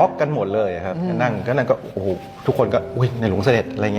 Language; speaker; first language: Thai; native; Thai